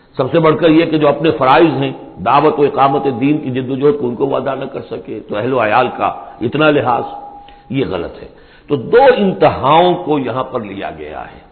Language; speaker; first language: Urdu; native; Urdu